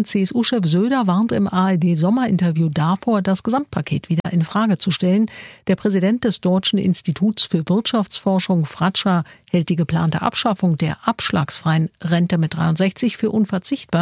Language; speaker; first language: German; native; German